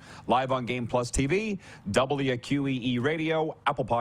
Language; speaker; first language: English; native; English